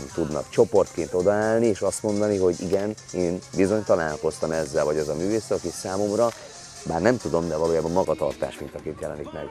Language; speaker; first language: Hungarian; native; Hungarian